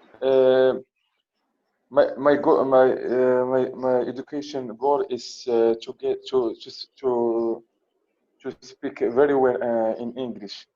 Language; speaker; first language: English; non-native, learner; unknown